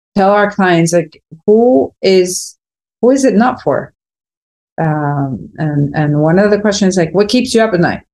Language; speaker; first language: English; non-native, fluent; Spanish